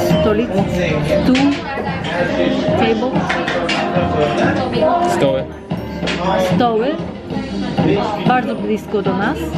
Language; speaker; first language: Polish; non-native, learner; Turkish